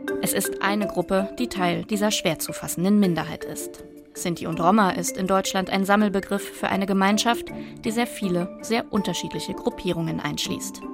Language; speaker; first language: German; native; German